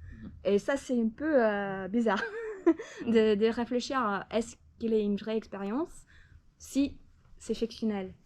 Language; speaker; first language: French; non-native, fluent; English